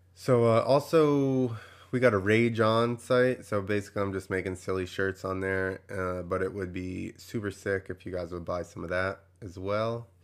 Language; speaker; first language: English; native; English